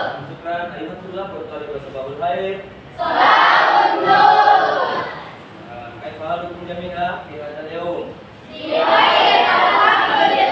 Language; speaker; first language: Arabic; non-native, fluent; Indonesian